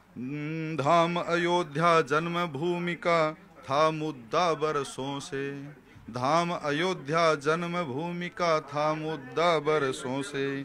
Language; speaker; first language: Hindi; native; Hindi